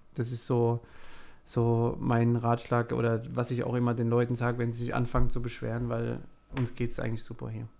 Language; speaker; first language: German; native; German